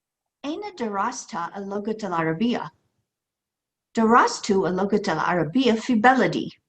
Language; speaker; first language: Arabic; non-native, fluent; English